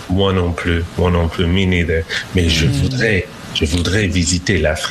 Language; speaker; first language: French; non-native, fluent; English